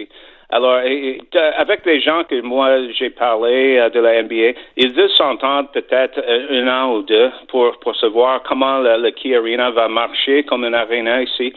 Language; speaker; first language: French; non-native, fluent; English